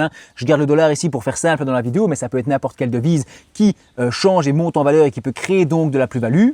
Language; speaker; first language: French; native; French